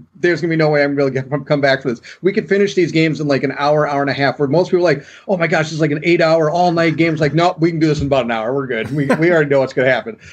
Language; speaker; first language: English; native; English